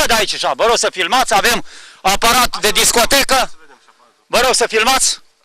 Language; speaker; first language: Romanian; native; Romanian